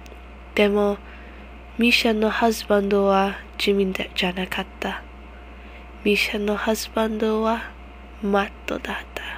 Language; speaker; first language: Japanese; non-native, learner; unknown